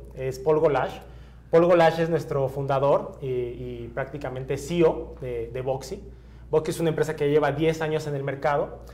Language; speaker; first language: Spanish; native; Spanish